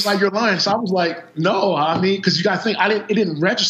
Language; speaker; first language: English; native; English